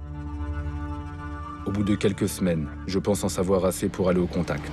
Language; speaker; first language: French; native; French